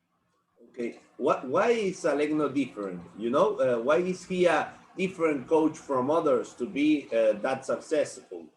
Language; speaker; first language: English; non-native, learner; Spanish